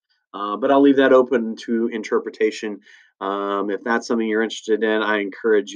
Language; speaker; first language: English; native; English